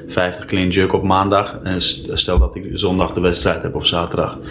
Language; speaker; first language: Dutch; early bilingual, heritage; Dutch